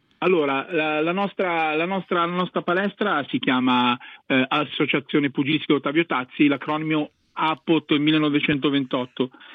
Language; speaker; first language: Italian; native; Italian